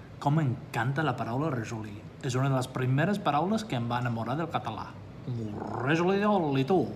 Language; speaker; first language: Catalan; non-native, learner; Spanish